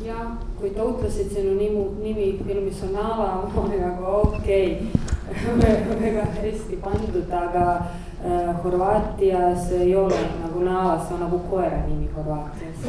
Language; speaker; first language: Estonian; non-native, learner; Croatian